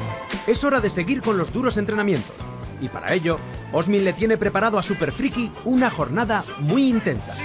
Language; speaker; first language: Spanish; native; Spanish